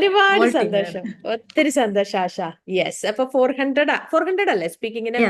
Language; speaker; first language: Malayalam; native; Malayalam